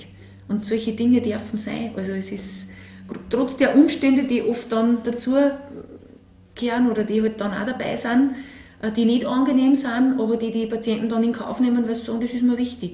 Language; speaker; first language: German; native; German